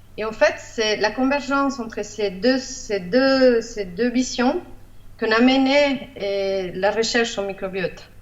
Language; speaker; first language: French; non-native, fluent; Spanish